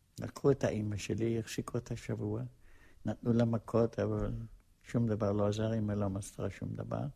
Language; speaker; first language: Hebrew; non-native, fluent; Polish